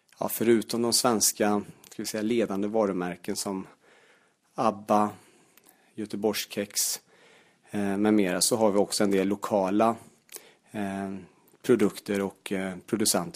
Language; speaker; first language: Swedish; native; Swedish